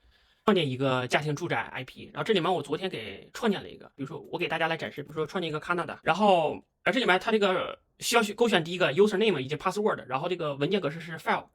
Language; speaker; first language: Chinese; native; Chinese